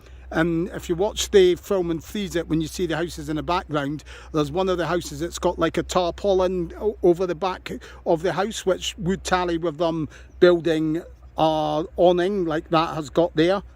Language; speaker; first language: English; native; English